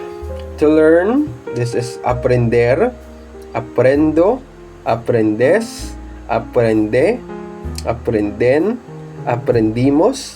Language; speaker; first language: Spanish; non-native, learner; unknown